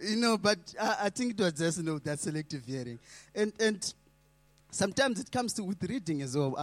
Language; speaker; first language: English; non-native, local second language; Shona